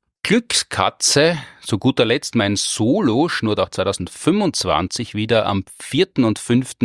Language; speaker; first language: German; native; German